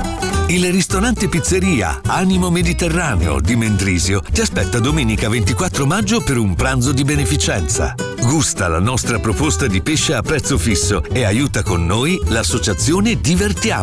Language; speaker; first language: Italian; native; Italian